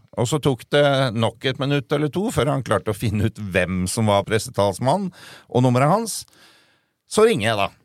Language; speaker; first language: Norwegian; native; Norwegian